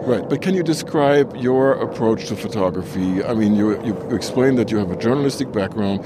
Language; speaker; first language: English; non-native, fluent; German